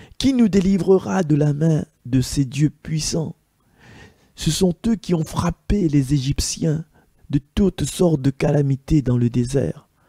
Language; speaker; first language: French; non-native, local second language; Malagasy